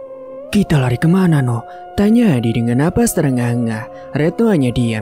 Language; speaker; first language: Indonesian; native; Indonesian